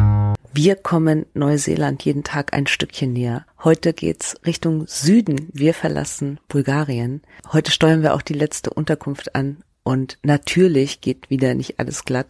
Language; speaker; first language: German; native; German